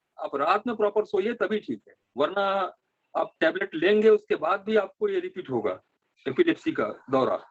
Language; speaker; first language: Hindi; native; Hindi